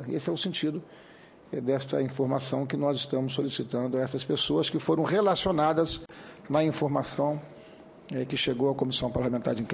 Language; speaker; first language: Portuguese; native; Portuguese